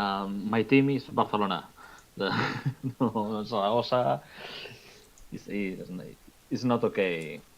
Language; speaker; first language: English; non-native, learner; Catalan